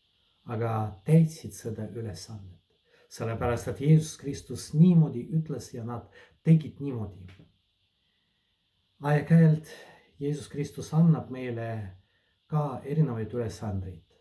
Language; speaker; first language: Estonian; non-native, fluent; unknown